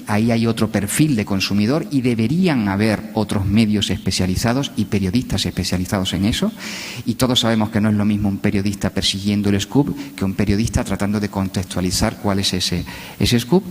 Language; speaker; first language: Spanish; native; Spanish